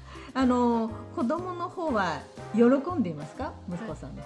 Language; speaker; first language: Japanese; native; Japanese